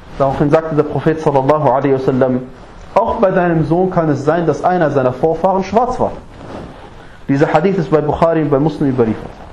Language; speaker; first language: German; non-native, fluent; Arabic